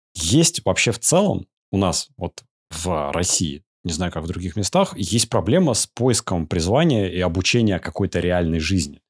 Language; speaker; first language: Russian; native; Russian